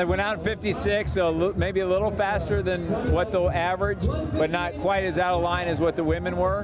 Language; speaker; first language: English; native; English